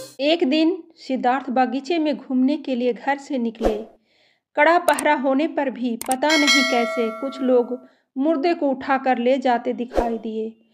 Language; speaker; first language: Hindi; native; Hindi